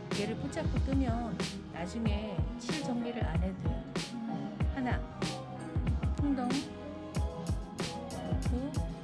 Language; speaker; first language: Korean; native; Korean